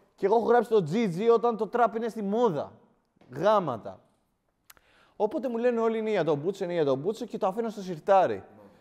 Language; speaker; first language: Greek; early bilingual, other home language; Albanian